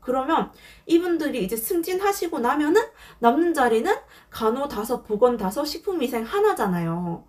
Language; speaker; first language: Korean; native; Korean